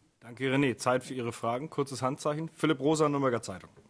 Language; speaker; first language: German; native; German